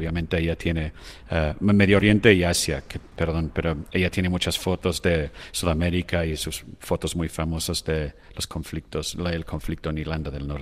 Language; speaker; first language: Spanish; non-native, fluent; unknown